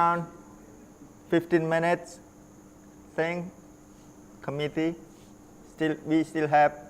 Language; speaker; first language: English; non-native, learner; Indonesian